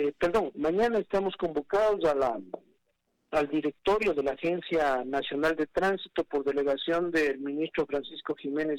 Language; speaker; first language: Spanish; native; Spanish